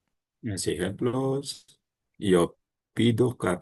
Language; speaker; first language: Spanish; non-native, learner; Filipino